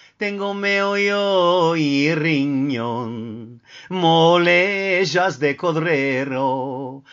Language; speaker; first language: Spanish; early bilingual, heritage; Ladino